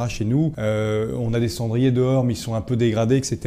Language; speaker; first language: French; native; French